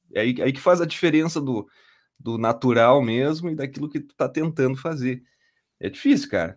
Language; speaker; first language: Portuguese; native; Portuguese